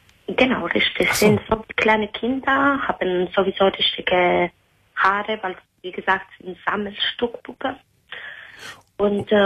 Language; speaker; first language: German; non-native, learner; Italian